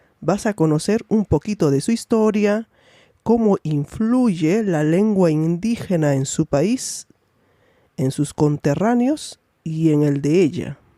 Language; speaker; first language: Spanish; native; Spanish